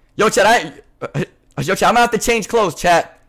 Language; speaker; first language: English; native; English